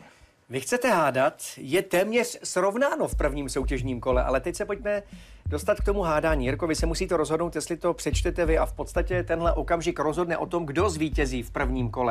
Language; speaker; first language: Czech; native; Czech